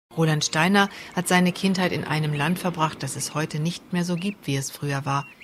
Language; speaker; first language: German; native; German